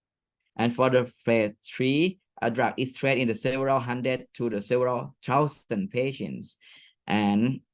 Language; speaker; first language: English; non-native, fluent; Thai